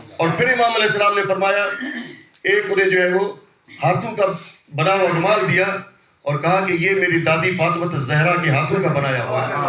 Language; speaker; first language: Urdu; non-native, local second language; Sindhi